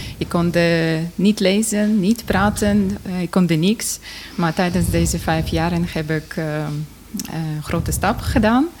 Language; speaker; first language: Dutch; non-native, fluent; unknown